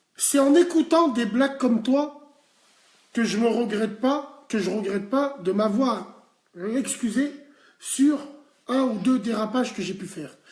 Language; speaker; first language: French; early bilingual, other home language; Arabic